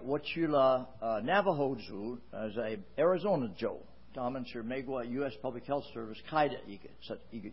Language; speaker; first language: Chinese; non-native, fluent; English